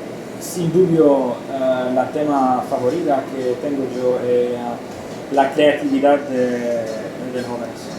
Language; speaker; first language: Spanish; non-native, learner; Romanian